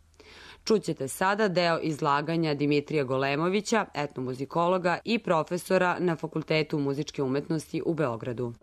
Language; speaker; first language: Serbian; native; Serbian